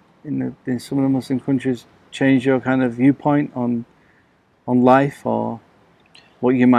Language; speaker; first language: English; native; English